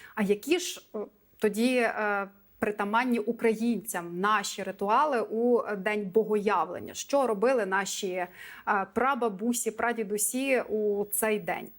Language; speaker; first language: Ukrainian; native; Ukrainian